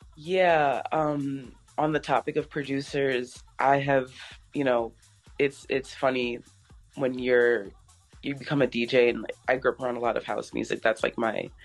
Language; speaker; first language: English; native; English